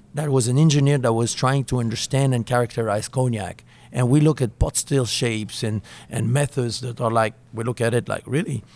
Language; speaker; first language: English; non-native, fluent; French